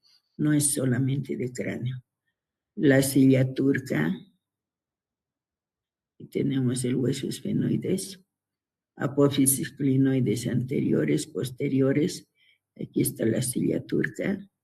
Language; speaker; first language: Spanish; native; Spanish